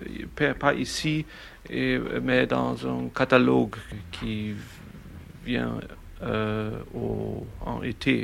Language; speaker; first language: French; non-native, learner; German